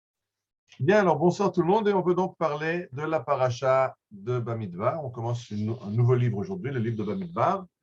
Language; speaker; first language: French; native; French